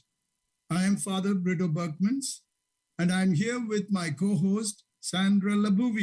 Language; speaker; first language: English; non-native, local second language; Tamil